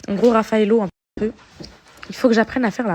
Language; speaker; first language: French; native; French